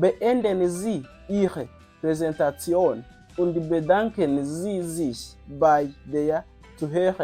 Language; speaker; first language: German; non-native, fluent; Kinyarwanda